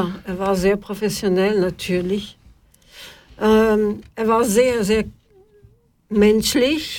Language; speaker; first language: German; non-native, fluent; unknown